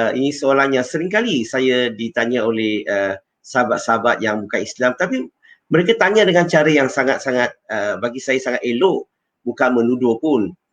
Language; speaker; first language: Malay; non-native, local second language; Chinese